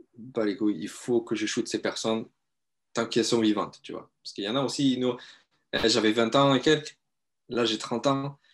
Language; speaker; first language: French; native; French